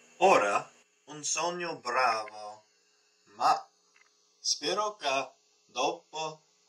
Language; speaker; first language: Italian; non-native, learner; English